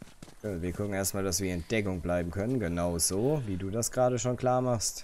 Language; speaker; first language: German; native; German